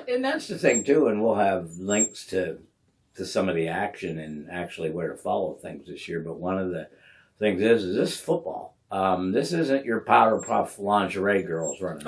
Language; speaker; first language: English; native; English